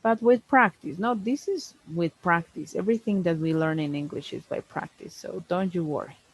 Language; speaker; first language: English; non-native, fluent; Spanish